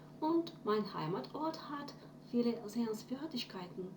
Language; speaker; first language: German; non-native, fluent; Ukrainian